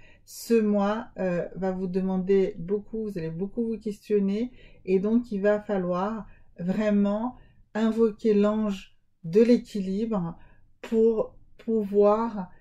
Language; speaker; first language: French; native; French